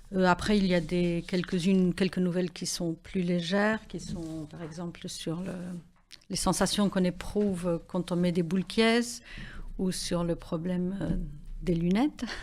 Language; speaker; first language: French; non-native, fluent; Spanish